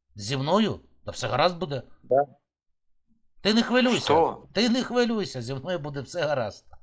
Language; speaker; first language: Ukrainian; native; Ukrainian